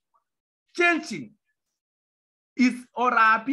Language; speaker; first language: English; non-native, local second language; Kamba